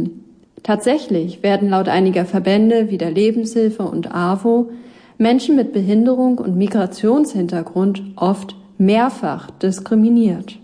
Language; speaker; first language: German; native; German